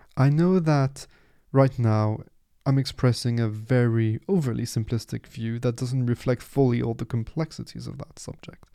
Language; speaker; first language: English; non-native, fluent; French